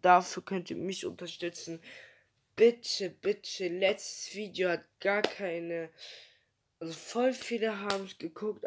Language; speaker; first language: German; early bilingual, other home language; Turkish